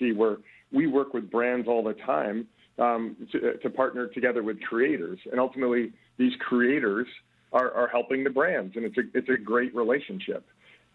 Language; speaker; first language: English; native; English